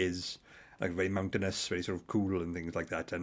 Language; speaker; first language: English; native; English